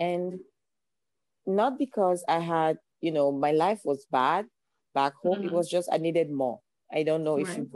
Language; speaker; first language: English; non-native, local second language; French